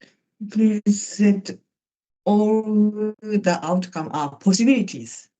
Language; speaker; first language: English; non-native, fluent; Japanese